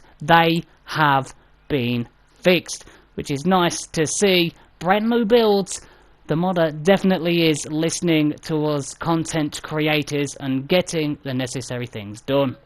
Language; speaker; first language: English; native; English